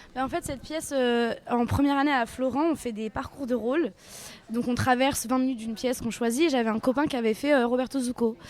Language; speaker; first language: French; native; French